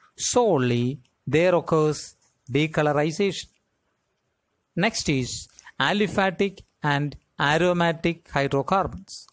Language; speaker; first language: English; non-native, local second language; Malayalam